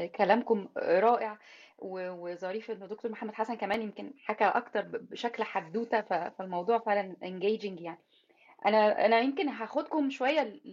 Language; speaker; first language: Arabic; native; Arabic